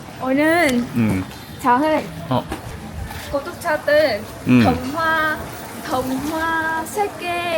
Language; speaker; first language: Korean; non-native, learner; Vietnamese